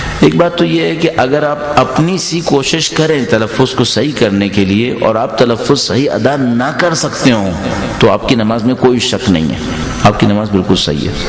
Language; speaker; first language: Urdu; native; Urdu